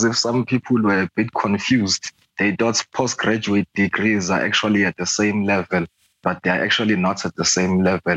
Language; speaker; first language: English; non-native, local second language; Zulu